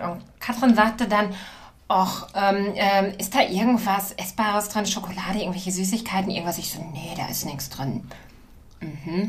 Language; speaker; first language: German; native; German